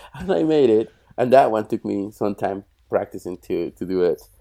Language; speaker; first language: English; non-native, fluent; Spanish